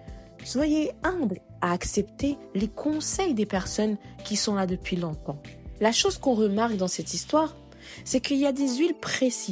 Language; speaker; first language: French; native; French